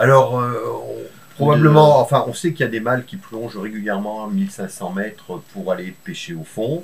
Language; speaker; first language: French; native; French